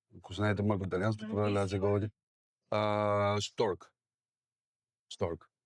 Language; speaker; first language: Bulgarian; non-native, learner; Spanish